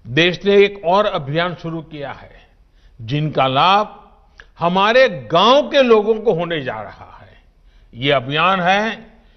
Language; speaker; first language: Hindi; non-native, local second language; Gujarati